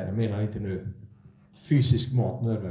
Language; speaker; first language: Swedish; non-native, fluent; English